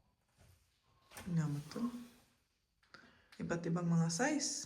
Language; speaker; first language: Filipino; non-native, fluent; German